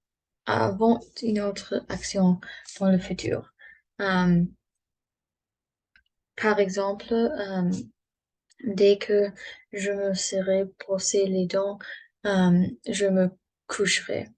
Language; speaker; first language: French; non-native, learner; English